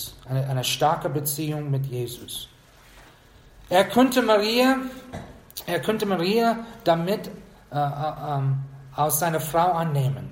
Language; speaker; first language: German; non-native, fluent; English